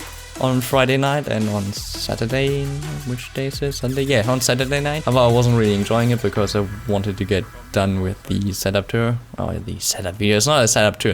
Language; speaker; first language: English; non-native, fluent; German